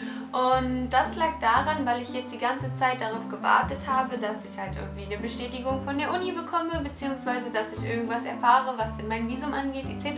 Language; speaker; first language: German; native; German